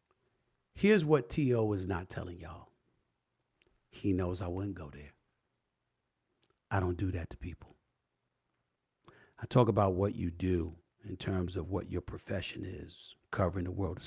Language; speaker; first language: English; native; English